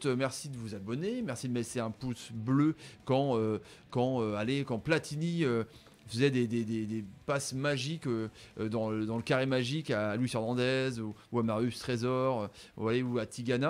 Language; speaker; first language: French; native; French